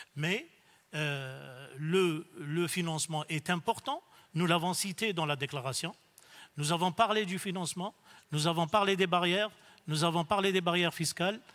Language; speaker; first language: French; non-native, local second language; Arabic